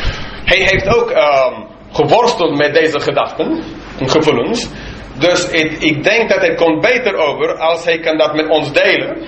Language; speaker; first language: Dutch; non-native, fluent; English